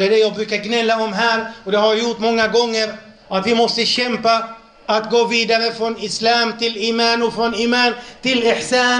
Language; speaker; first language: Swedish; non-native, local second language; Arabic